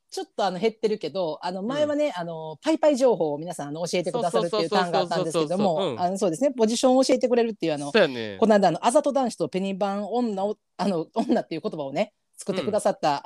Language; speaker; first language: Japanese; native; Japanese